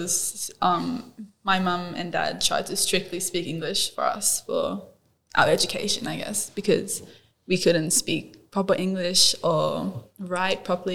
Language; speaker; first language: English; non-native, local second language; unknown